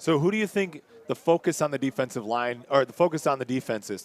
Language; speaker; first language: English; native; English